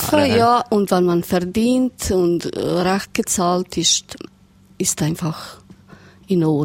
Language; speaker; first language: German; non-native, learner; Serbian